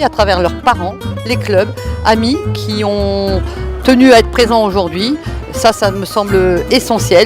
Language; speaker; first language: French; native; French